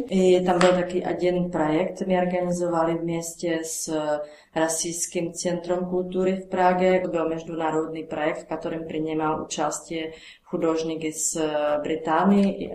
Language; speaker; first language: Russian; non-native, learner; Czech